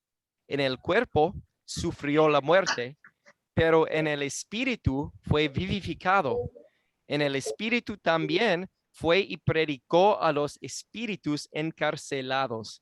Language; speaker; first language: Spanish; non-native, fluent; English